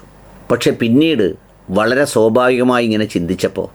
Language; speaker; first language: Malayalam; native; Malayalam